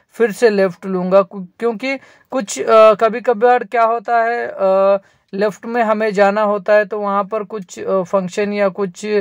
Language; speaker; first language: Hindi; non-native, local second language; Marathi